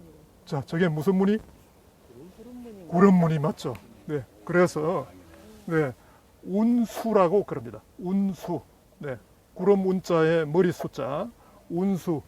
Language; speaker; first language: Korean; native; Korean